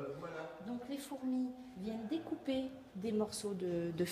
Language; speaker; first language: French; native; French